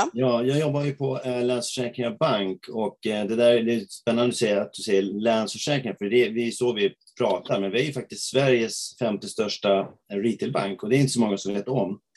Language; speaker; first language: Swedish; native; Swedish